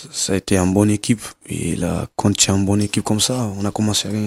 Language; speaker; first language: French; non-native, learner; Kabuverdianu